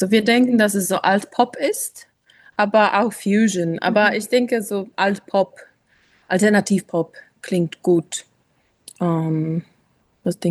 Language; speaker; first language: German; non-native, learner; English